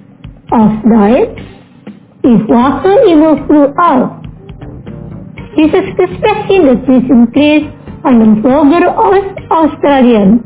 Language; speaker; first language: German; non-native, learner; Indonesian